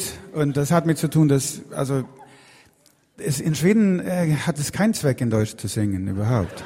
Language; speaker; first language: German; non-native, fluent; Swedish